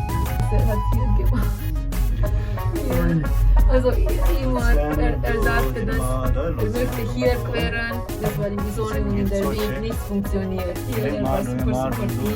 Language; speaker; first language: German; non-native, learner; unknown